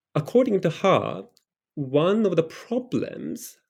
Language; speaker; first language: English; non-native, fluent; Japanese